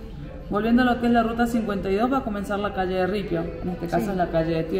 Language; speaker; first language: Spanish; native; Spanish